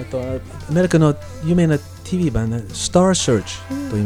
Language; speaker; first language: Japanese; non-native, learner; English